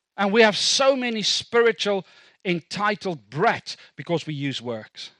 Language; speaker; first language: English; non-native, local second language; Afrikaans